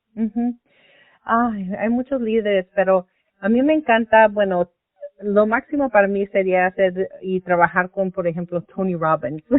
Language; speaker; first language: Spanish; early bilingual, heritage; Spanish